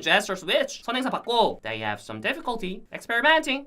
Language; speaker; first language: English; non-native, fluent; Korean